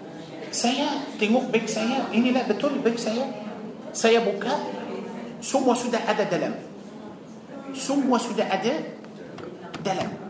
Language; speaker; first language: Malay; non-native, fluent; Arabic